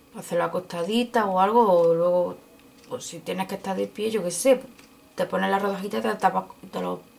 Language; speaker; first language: Spanish; native; Spanish